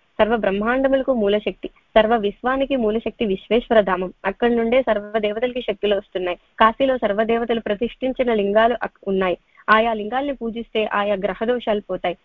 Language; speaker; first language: Telugu; native; Telugu